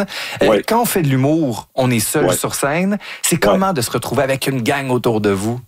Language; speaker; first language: French; native; French